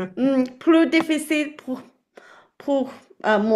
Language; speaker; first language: French; non-native, learner; Chinese